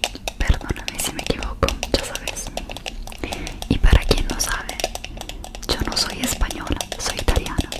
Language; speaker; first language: Spanish; non-native, fluent; Italian